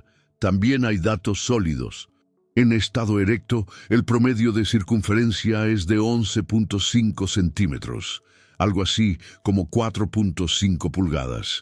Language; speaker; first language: Spanish; native; Spanish